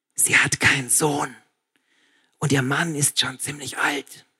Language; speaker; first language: German; native; German